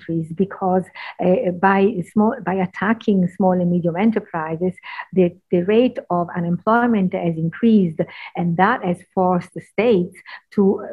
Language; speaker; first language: English; non-native, fluent; Italian